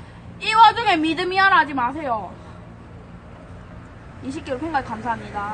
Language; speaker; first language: Korean; native; Korean